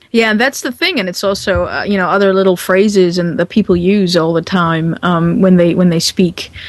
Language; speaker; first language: English; non-native, fluent; Dutch